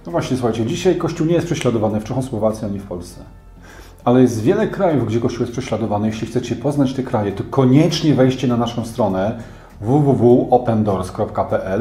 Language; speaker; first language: Polish; native; Polish